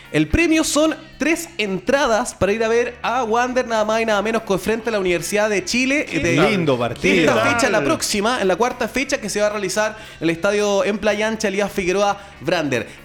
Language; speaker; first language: Spanish; native; Spanish